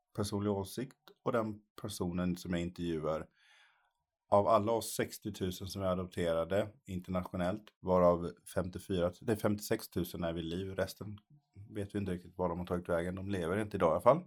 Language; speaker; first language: Swedish; native; Swedish